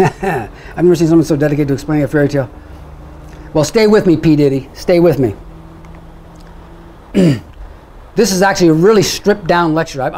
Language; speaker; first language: English; native; English